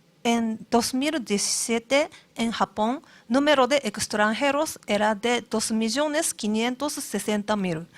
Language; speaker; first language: Spanish; non-native, learner; Japanese